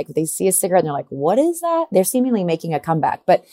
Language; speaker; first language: English; native; English